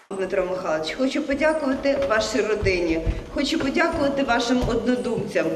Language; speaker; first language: Ukrainian; native; Ukrainian